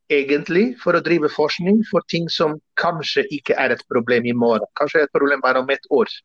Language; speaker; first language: Norwegian; non-native, fluent; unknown